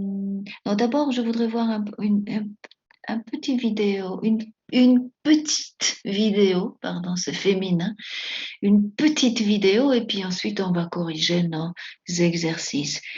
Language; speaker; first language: French; non-native, fluent; Spanish